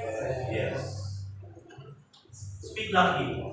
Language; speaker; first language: English; non-native, learner; Indonesian